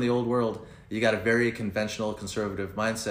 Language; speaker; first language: English; early bilingual, other home language; Spanish